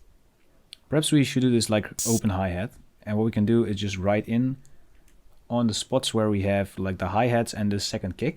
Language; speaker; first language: English; non-native, fluent; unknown